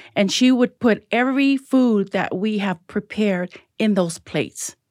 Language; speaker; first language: English; early bilingual, other home language; Tongan